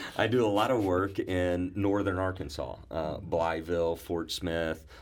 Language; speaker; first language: English; native; English